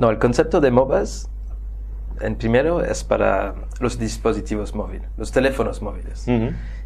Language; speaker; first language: Spanish; non-native, fluent; French